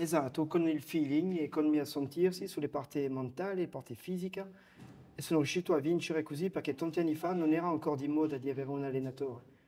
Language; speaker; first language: Italian; non-native, fluent; French